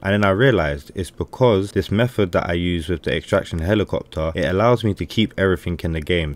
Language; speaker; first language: English; native; English